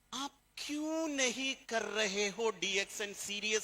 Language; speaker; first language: Hindi; non-native, learner; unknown